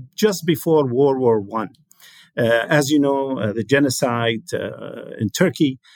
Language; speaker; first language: English; non-native, fluent; Arabic